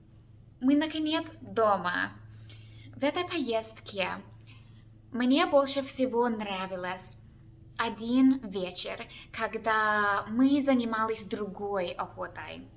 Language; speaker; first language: Russian; non-native, learner; English